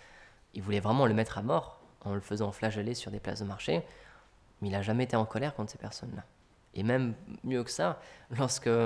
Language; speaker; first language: French; native; French